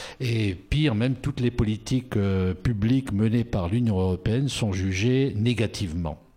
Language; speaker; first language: French; native; French